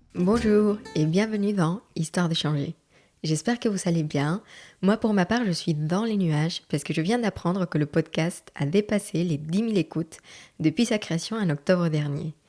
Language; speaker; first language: French; non-native, fluent; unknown